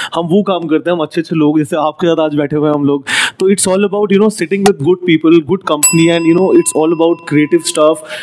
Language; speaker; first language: Hindi; native; Hindi